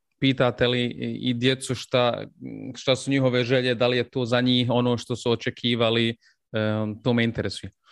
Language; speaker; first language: Croatian; early bilingual, heritage; Bosnian